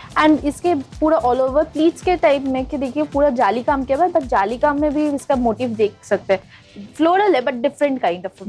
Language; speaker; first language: Hindi; non-native, local second language; Bangla